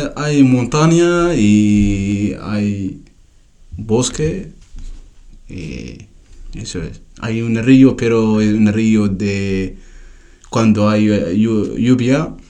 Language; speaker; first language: Spanish; non-native, learner; Tachelhit